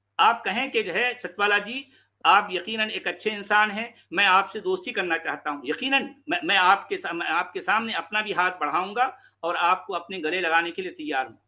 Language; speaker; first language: Urdu; native; Urdu